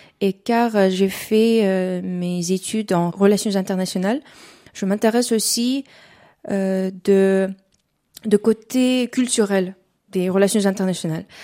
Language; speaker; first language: French; non-native, fluent; Uzbek